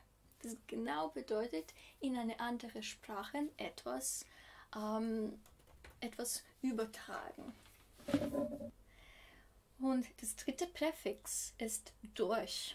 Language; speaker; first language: German; non-native, fluent; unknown